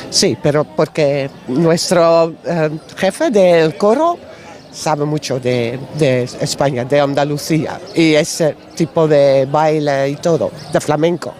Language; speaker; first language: Spanish; non-native, learner; Dutch